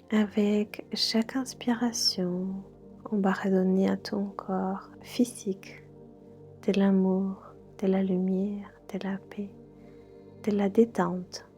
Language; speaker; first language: French; non-native, fluent; Spanish